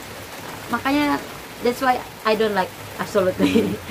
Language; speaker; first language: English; non-native, learner; Indonesian